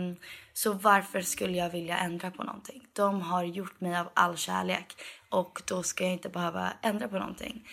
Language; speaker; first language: Swedish; early bilingual, heritage; Swedish